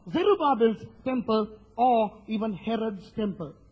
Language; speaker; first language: English; non-native, local second language; Sinhala